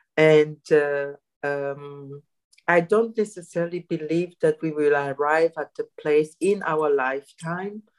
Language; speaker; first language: English; non-native, fluent; Arabic